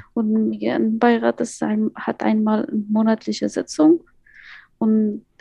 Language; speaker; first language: German; non-native, fluent; Persian